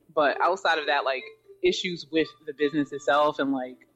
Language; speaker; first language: English; native; English